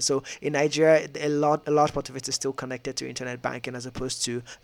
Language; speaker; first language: English; non-native, local second language; Yoruba